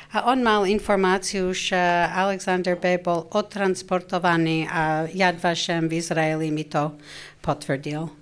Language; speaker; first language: Slovak; non-native, fluent; English